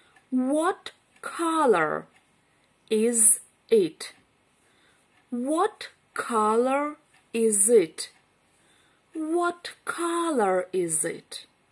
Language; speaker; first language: English; non-native, fluent; Ukrainian